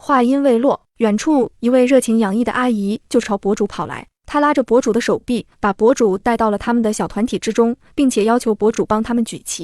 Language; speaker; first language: Chinese; native; Chinese